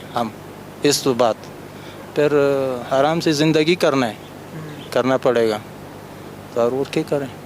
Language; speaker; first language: Hindi; non-native, learner; Pashto